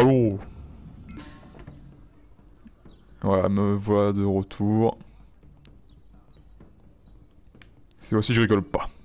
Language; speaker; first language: French; native; French